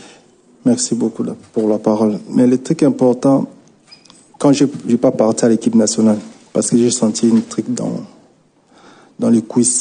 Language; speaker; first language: French; non-native, local second language; Lingala